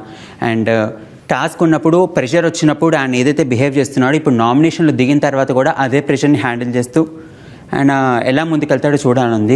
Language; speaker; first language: Telugu; native; Telugu